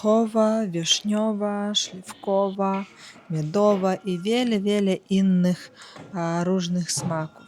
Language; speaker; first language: Polish; non-native, learner; Ukrainian